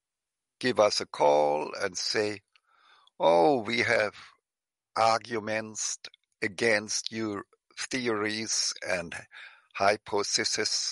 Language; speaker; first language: English; non-native, fluent; German